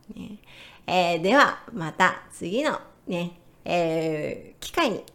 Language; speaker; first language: Japanese; native; Japanese